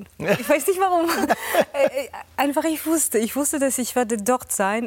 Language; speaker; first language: German; non-native, fluent; Georgian